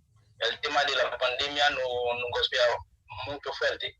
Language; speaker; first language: Spanish; non-native, learner; Haitian Creole